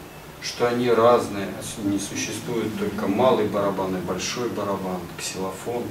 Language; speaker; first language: Russian; native; Russian